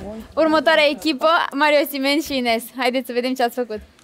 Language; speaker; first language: Romanian; native; Romanian